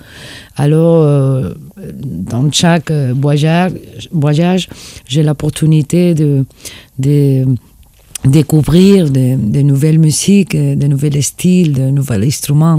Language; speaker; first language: French; non-native, fluent; Spanish